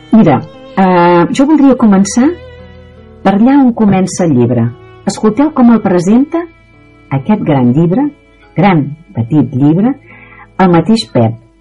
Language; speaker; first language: Catalan; native; Catalan